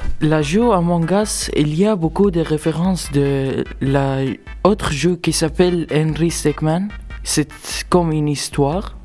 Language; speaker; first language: French; non-native, local second language; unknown